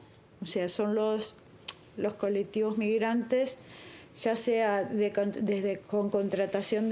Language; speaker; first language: Spanish; native; Spanish